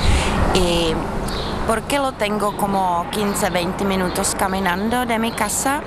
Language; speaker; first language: Spanish; non-native, fluent; Czech